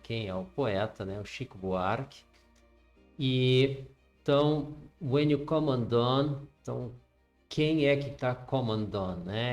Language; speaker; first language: Portuguese; native; Portuguese